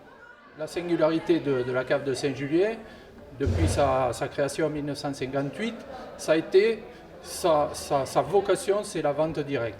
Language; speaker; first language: French; native; French